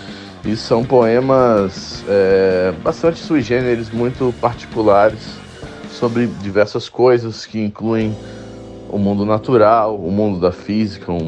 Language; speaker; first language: Portuguese; native; Portuguese